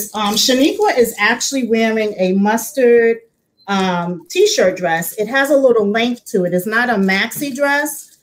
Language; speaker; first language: English; native; English